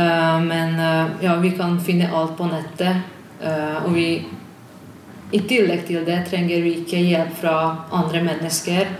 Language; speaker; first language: Swedish; non-native, learner; Hungarian